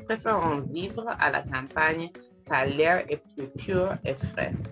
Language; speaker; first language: French; non-native, fluent; English